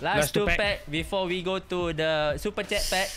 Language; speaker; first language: English; non-native, local second language; Malay